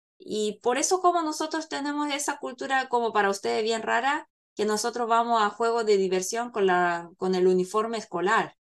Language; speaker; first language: Spanish; non-native, fluent; Korean